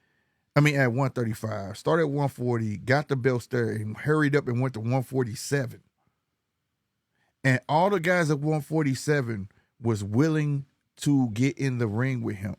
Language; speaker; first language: English; native; English